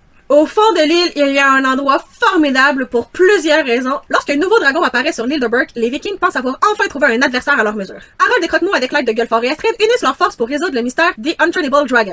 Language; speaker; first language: French; native; French